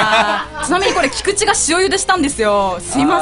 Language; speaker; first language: Japanese; native; Japanese